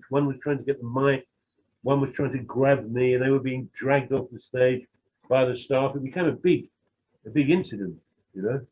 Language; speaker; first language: English; native; English